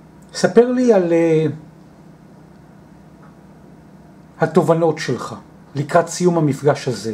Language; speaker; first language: Hebrew; native; Hebrew